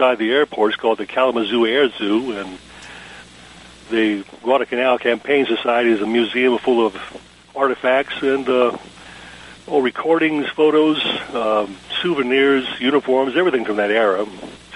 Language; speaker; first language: English; native; English